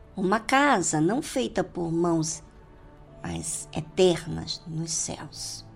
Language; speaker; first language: Portuguese; native; Portuguese